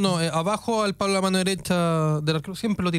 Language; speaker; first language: Spanish; native; Spanish